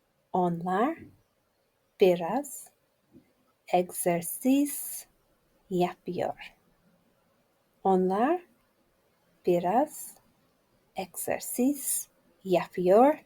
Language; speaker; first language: Turkish; non-native, learner; English